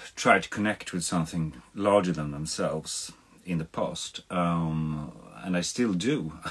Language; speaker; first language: English; non-native, fluent; Swedish